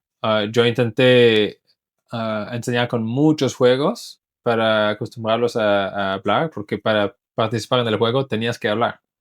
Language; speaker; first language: Spanish; non-native, fluent; English